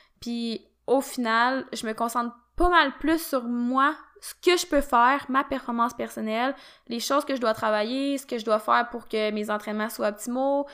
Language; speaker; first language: French; native; French